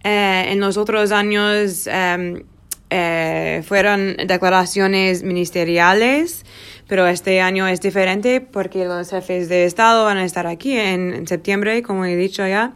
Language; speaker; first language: Spanish; non-native, learner; Portuguese